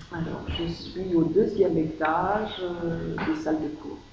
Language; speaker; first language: French; native; French